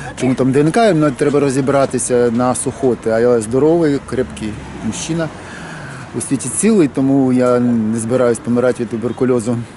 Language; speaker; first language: Ukrainian; native; Ukrainian